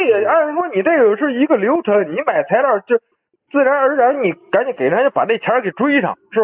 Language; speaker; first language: Chinese; native; Chinese